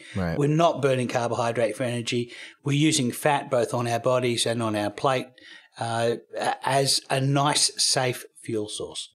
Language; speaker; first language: English; native; English